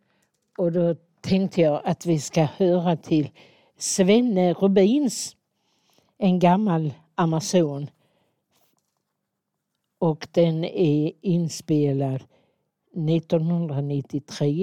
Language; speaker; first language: Swedish; native; Swedish